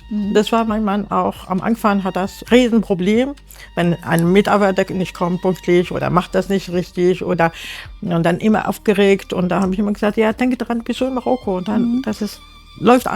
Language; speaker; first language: German; non-native, learner; Arabic